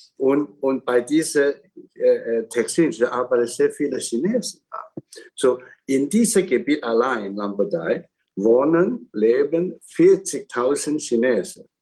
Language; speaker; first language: German; non-native, fluent; Chinese